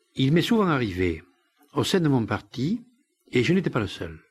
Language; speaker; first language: French; native; French